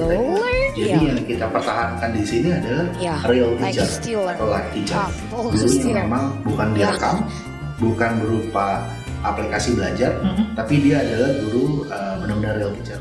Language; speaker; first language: Indonesian; native; Indonesian